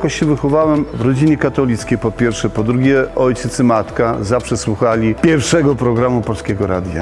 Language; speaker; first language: Polish; early bilingual, heritage; Polish